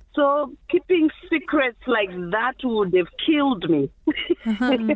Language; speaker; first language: English; non-native, local second language; Shona